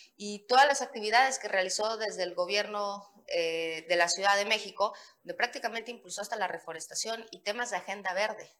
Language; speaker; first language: Spanish; native; Spanish